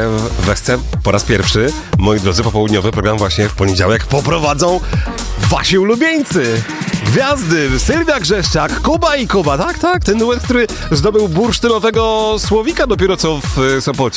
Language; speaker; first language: Polish; native; Polish